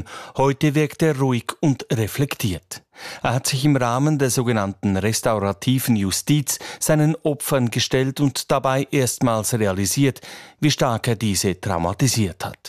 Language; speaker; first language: German; native; German